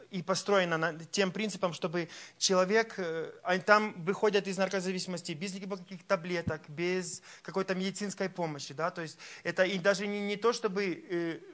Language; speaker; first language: Russian; early bilingual, heritage; Russian